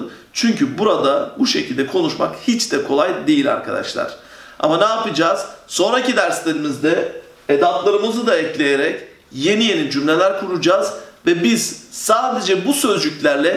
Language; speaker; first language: Turkish; native; Turkish